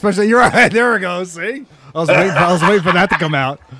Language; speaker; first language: English; native; English